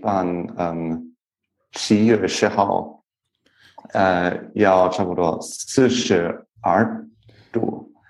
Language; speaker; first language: Chinese; non-native, learner; English